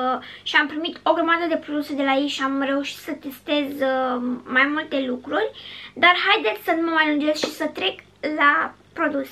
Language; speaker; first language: Romanian; native; Romanian